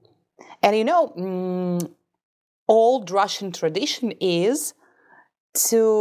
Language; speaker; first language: English; non-native, fluent; Russian